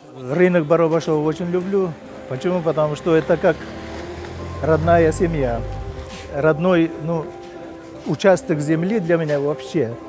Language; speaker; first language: Russian; non-native, local second language; Uzbek